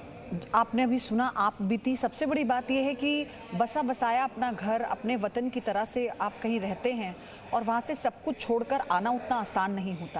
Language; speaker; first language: Hindi; native; Hindi